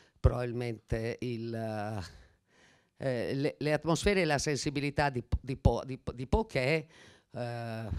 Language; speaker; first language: Italian; native; Italian